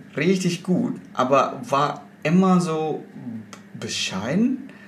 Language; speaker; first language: German; non-native, fluent; Indonesian